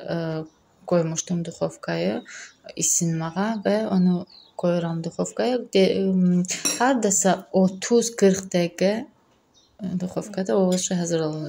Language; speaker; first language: Turkish; non-native, learner; Azerbaijani